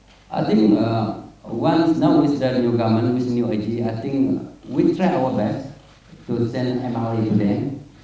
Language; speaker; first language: English; non-native, local second language; Malay